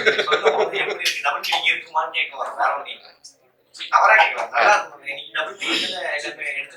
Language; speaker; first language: Tamil; native; Tamil